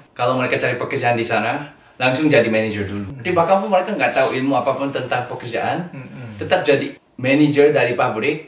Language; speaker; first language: Indonesian; non-native, fluent; Korean